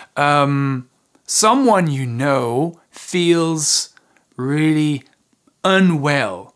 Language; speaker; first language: English; non-native, fluent; French